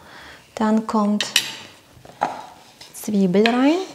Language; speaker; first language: German; non-native, fluent; Russian